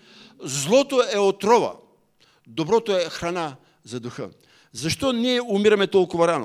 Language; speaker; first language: Bulgarian; native; Bulgarian